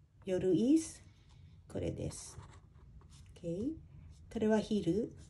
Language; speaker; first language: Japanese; non-native, fluent; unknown